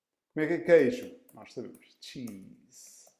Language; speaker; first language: Portuguese; early bilingual, heritage; Portuguese